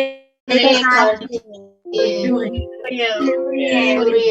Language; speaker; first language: French; non-native, learner; Indonesian